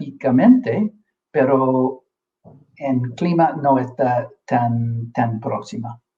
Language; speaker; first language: Spanish; non-native, fluent; English